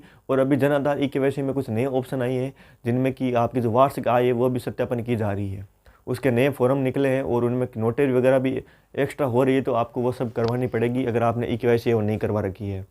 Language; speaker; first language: Hindi; non-native, local second language; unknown